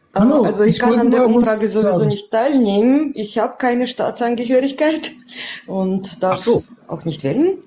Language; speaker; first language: German; non-native, fluent; Russian